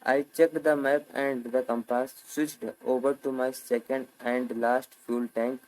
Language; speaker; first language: English; non-native, local second language; Hindi